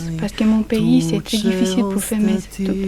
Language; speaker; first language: French; non-native, learner; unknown